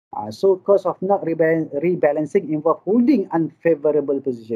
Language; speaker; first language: English; non-native, local second language; Malay